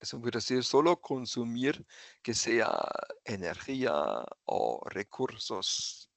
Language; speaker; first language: Spanish; non-native, fluent; German